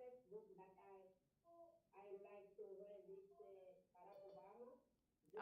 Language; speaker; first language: English; non-native, learner; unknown